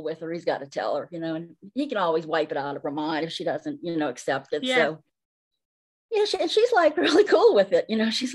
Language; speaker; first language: English; native; English